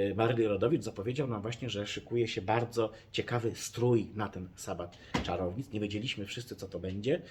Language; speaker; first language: Polish; native; Polish